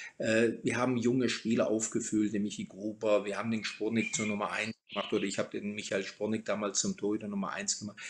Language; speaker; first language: German; early bilingual, other home language; Croatian